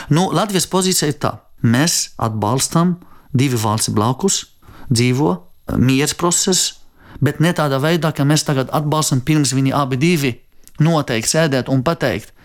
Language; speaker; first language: Latvian; non-native, fluent; Arabic